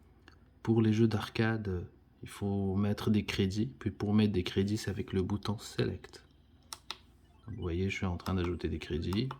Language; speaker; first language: French; native; French